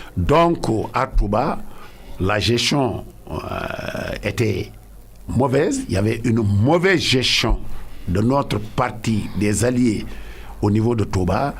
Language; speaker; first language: French; non-native, local second language; Wolof